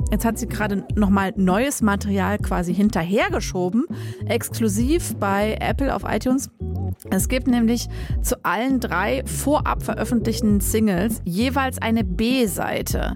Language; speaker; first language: German; native; German